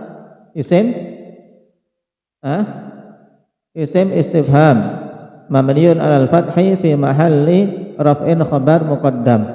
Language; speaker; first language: Arabic; non-native, fluent; Indonesian